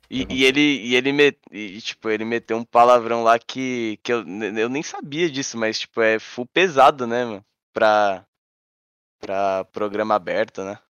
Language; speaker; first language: Portuguese; native; Portuguese